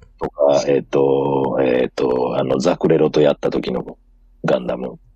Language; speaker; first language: Japanese; native; Japanese